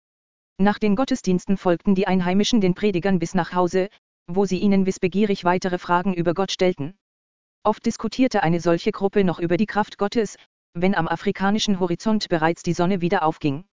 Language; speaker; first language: German; native; German